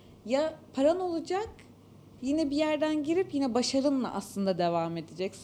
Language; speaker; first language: Turkish; native; Turkish